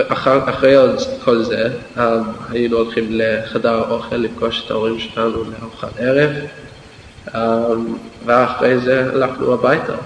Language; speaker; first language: Hebrew; non-native, fluent; English